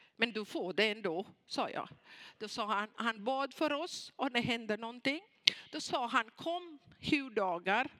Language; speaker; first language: Swedish; non-native, fluent; Tamil